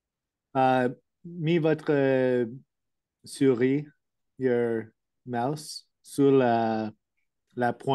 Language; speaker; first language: French; non-native, learner; English